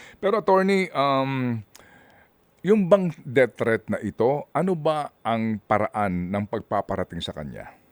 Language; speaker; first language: Filipino; native; Filipino